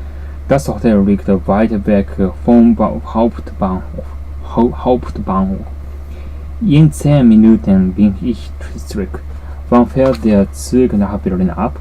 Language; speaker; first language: German; non-native, learner; Japanese